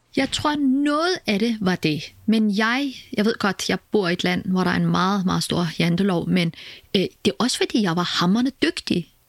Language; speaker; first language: Danish; early bilingual, other home language; Kurdish